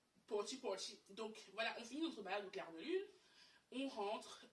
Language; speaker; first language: French; native; French